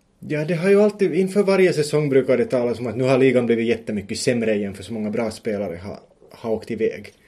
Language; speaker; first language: Swedish; native; Swedish